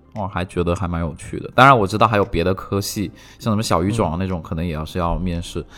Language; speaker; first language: Chinese; non-native, local second language; Cantonese